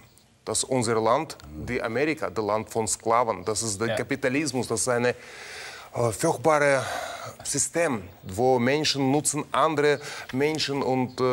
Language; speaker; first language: German; non-native, learner; Russian